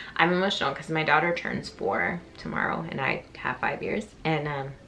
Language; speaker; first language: English; native; English